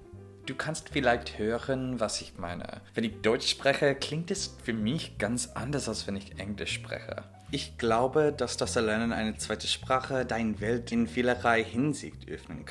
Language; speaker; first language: German; non-native, fluent; English